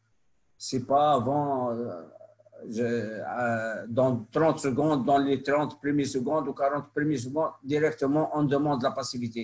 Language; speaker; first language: French; non-native, local second language; Arabic